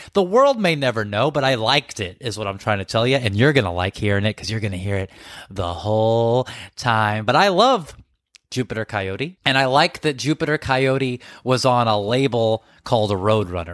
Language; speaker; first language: English; native; English